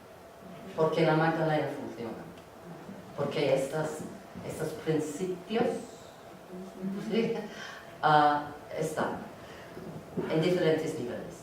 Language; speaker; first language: Spanish; non-native, learner; English